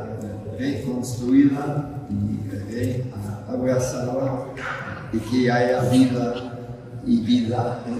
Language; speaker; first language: Spanish; non-native, fluent; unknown